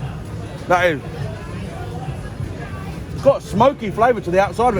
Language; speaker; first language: English; native; English